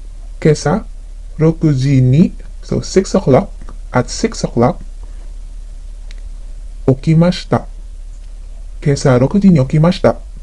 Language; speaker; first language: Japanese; non-native, fluent; Filipino